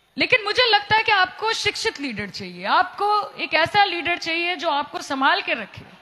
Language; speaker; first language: Hindi; non-native, local second language; Bangla